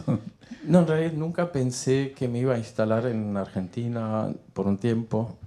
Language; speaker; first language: Spanish; non-native, fluent; German